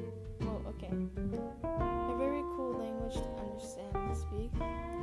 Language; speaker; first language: English; early bilingual, other home language; Spanish